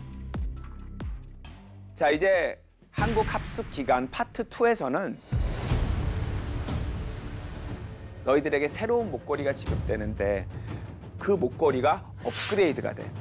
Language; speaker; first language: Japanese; non-native, learner; Korean